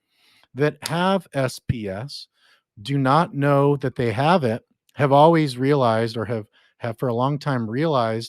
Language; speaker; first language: English; native; English